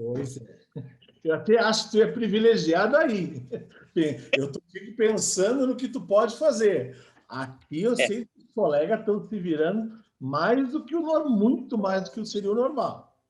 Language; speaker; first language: Portuguese; native; Portuguese